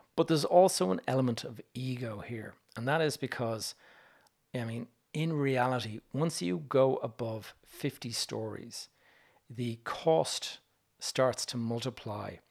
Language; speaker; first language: English; native; English